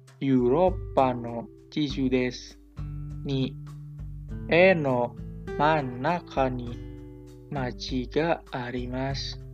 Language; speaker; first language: Japanese; non-native, learner; Indonesian